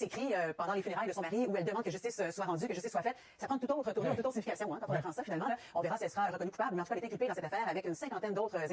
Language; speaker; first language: French; native; French